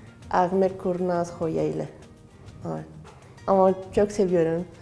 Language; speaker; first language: Turkish; non-native, learner; Spanish